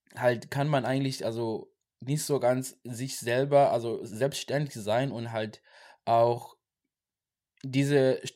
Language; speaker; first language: German; non-native, learner; Xhosa